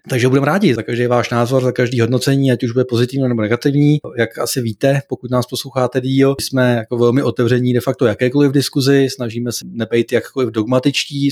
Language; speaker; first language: Czech; native; Czech